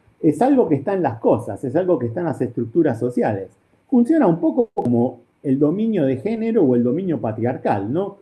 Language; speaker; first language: Spanish; native; Spanish